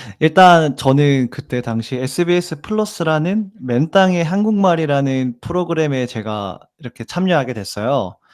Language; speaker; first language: Korean; native; Korean